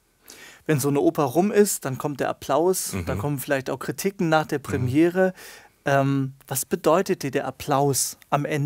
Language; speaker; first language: German; native; German